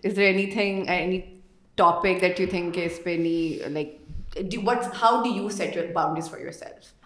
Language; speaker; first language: English; non-native, local second language; Urdu